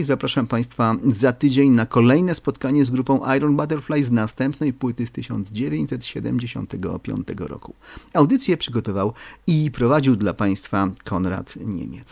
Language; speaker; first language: Polish; native; Polish